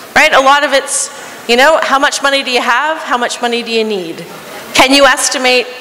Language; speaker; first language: English; native; English